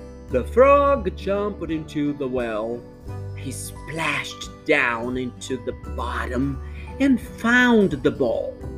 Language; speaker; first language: English; non-native, fluent; Portuguese